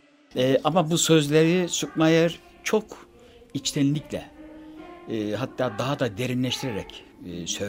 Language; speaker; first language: Turkish; native; Turkish